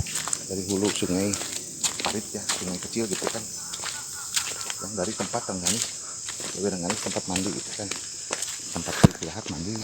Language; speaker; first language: Indonesian; native; Indonesian